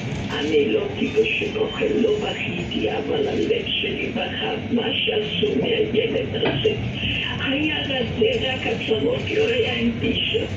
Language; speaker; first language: Hebrew; non-native, fluent; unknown